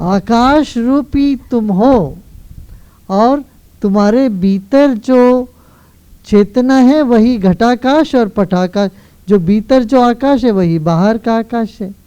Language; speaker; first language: Hindi; non-native, local second language; Kannada